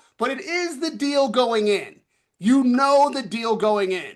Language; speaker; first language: English; native; English